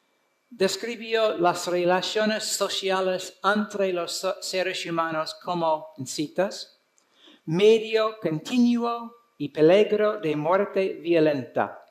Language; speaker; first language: Spanish; non-native, fluent; English